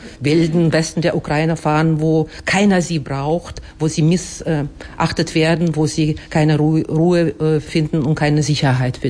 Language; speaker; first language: German; non-native, fluent; Ukrainian